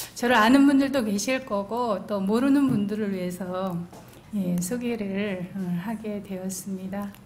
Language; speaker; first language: Korean; native; Korean